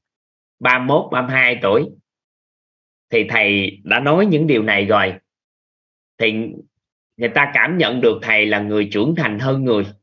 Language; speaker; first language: Vietnamese; native; Vietnamese